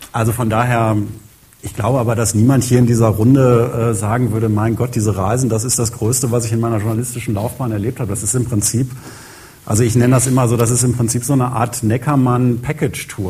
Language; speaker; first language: German; native; German